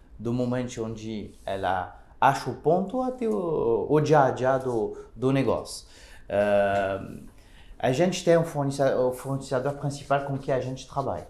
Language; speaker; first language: Portuguese; non-native, fluent; French